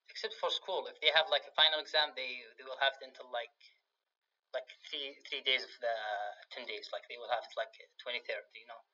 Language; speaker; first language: English; non-native, fluent; Arabic